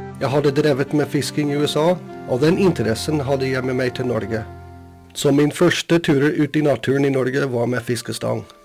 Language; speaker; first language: Norwegian; non-native, fluent; English